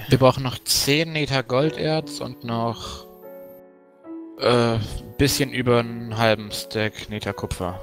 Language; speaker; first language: German; native; German